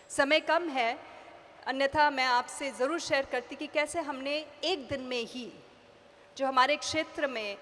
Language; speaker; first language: Hindi; native; Hindi